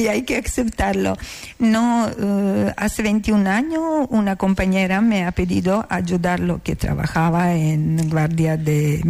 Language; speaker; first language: Spanish; non-native, learner; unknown